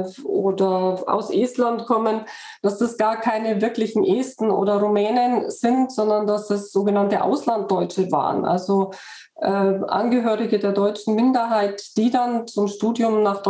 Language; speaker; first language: German; native; German